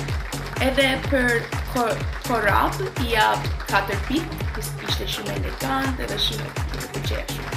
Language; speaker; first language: Albanian; early bilingual, heritage; Albanian